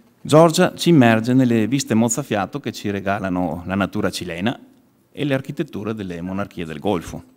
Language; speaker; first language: Italian; native; Italian